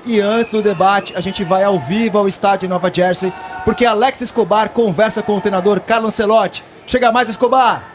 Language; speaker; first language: Portuguese; native; Portuguese